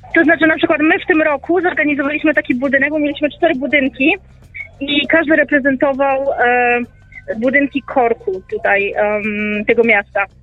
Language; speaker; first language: Polish; early bilingual, heritage; Polish